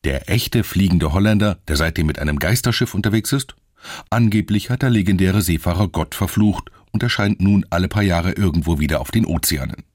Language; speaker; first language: German; native; German